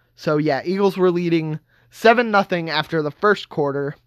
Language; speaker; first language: English; native; English